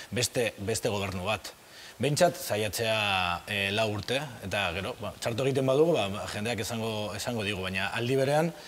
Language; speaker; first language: Basque; non-native, local second language; Spanish